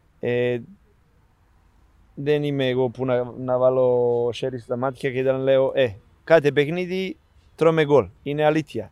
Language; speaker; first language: Greek; non-native, learner; Serbian